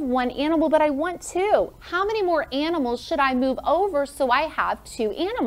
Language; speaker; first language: English; native; English